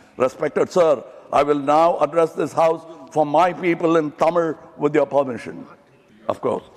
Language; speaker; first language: English; non-native, local second language; Tamil